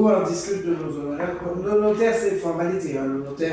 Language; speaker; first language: French; native; French